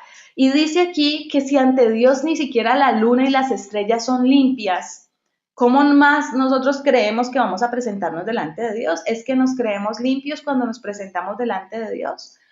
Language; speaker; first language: Spanish; native; Spanish